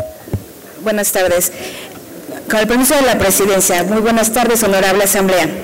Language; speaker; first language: Spanish; native; Spanish